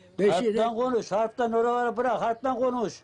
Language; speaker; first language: Turkish; native; Turkish